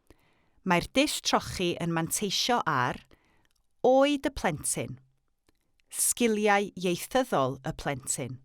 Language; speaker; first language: Welsh; native; Welsh